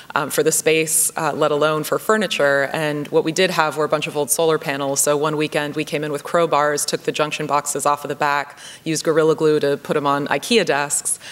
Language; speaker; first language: English; native; English